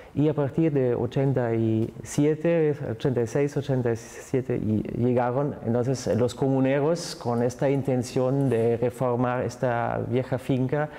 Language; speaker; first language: Spanish; non-native, fluent; German